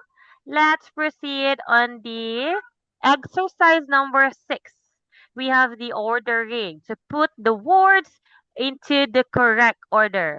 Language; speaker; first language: English; non-native, local second language; Cebuano